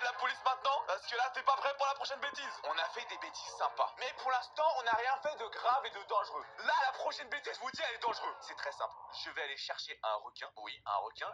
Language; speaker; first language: French; native; French